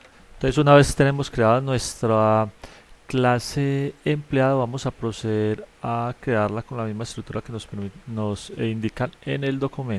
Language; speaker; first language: Spanish; native; Spanish